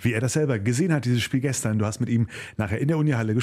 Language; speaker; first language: German; native; German